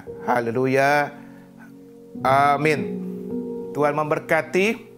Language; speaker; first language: Indonesian; native; Indonesian